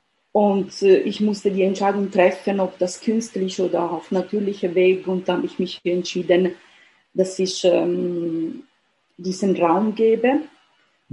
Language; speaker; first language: German; non-native, fluent; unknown